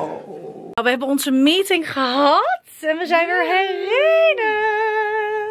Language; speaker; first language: Dutch; native; Dutch